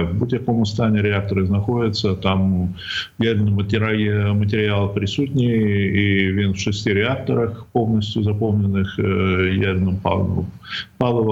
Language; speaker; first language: Ukrainian; native; Ukrainian